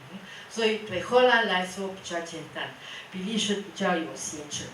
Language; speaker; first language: Chinese; non-native, fluent; Dutch